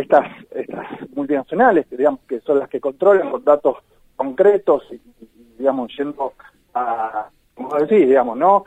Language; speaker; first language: Spanish; native; Spanish